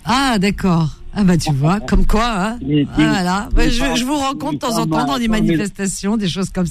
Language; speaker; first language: French; native; French